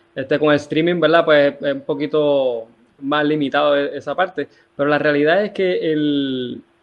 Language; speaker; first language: Spanish; native; Spanish